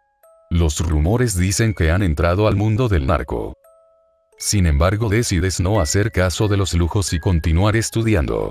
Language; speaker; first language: Spanish; native; Spanish